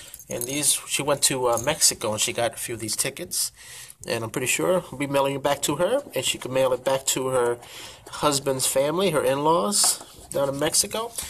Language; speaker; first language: English; native; English